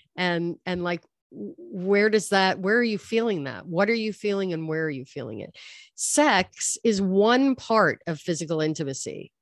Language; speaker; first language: English; native; English